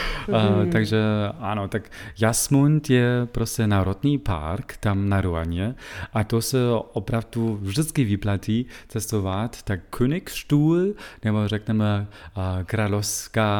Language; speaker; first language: Czech; non-native, fluent; German